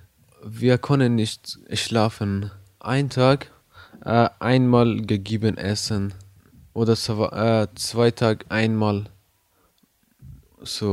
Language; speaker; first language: German; non-native, learner; Persian